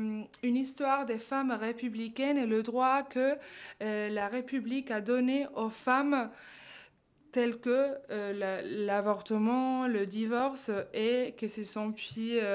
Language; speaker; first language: French; non-native, fluent; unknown